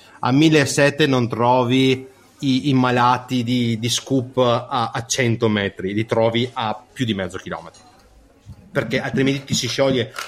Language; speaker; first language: Italian; native; Italian